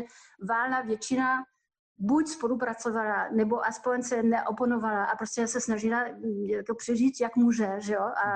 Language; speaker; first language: Czech; non-native, fluent; French